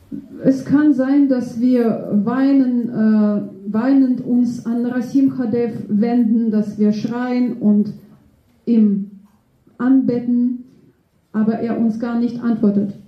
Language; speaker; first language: German; non-native, fluent; Russian